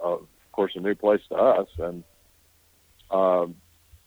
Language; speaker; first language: English; native; English